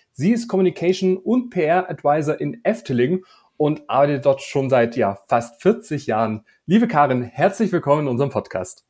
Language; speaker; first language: German; native; German